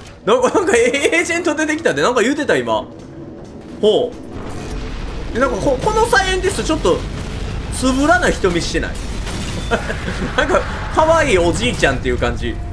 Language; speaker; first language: Japanese; native; Japanese